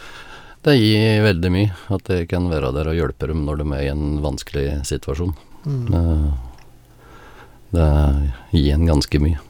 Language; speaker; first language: Norwegian; native; Norwegian